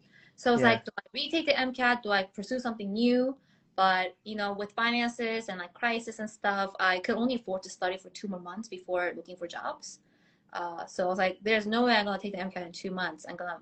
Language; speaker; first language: English; native; English